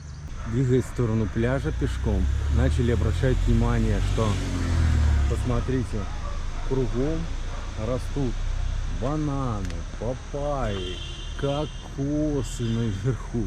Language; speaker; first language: Russian; native; Russian